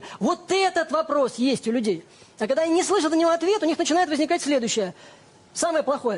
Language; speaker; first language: Russian; native; Russian